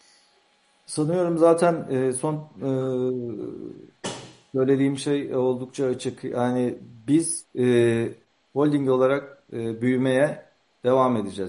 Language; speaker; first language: Turkish; native; Turkish